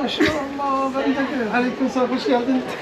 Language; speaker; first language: Turkish; non-native, learner; Arabic